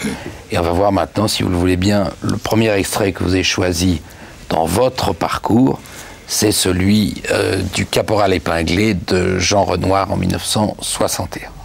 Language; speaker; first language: French; native; French